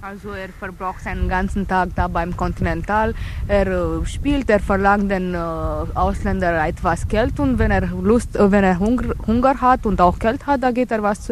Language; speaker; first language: German; non-native, fluent; Romanian